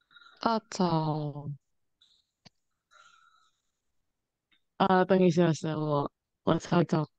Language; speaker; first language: Chinese; non-native, learner; Indonesian